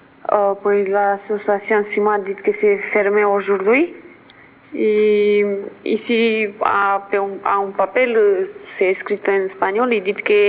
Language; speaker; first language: French; non-native, learner; Romanian